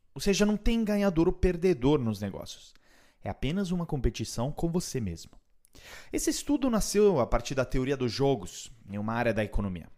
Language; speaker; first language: Portuguese; non-native, fluent; Italian